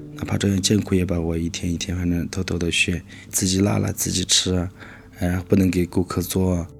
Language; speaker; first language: Chinese; native; Chinese